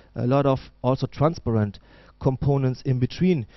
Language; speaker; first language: English; non-native, fluent; German